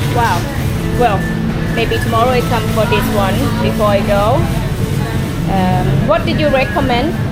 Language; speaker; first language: English; non-native, learner; Thai